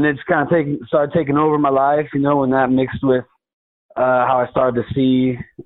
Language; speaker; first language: English; native; English